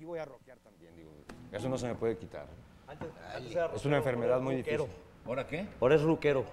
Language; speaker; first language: Spanish; native; Spanish